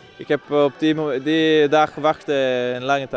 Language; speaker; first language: Dutch; non-native, learner; Swedish